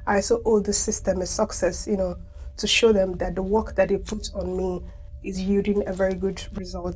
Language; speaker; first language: English; non-native, local second language; Igbo